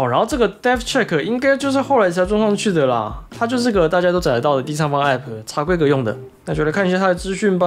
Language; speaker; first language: Chinese; native; Chinese